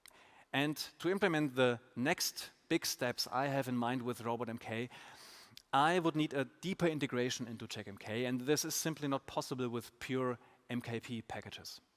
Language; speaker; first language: English; non-native, fluent; German